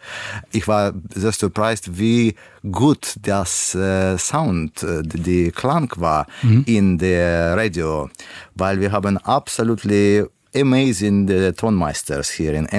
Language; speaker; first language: German; non-native, learner; Russian